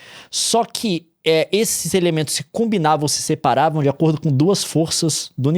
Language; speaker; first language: Portuguese; native; Portuguese